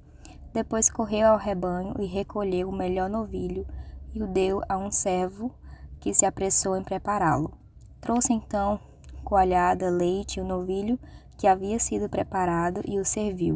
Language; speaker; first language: Portuguese; native; Portuguese